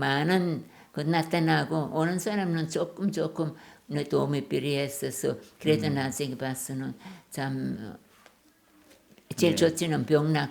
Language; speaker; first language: Korean; non-native, learner; German